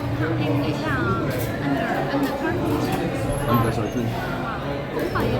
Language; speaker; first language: Vietnamese; non-native, learner; Korean